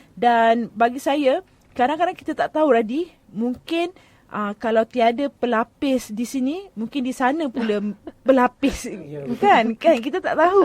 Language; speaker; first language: Malay; native; Malay